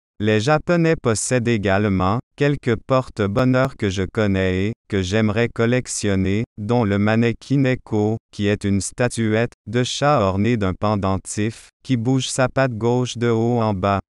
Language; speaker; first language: French; non-native, fluent; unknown